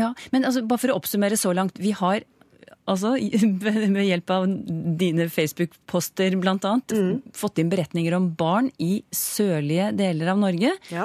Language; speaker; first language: Norwegian; native; Norwegian